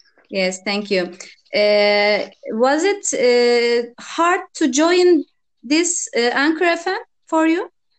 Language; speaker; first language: English; non-native, learner; Turkish